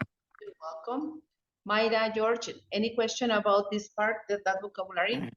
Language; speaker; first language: English; non-native, fluent; Spanish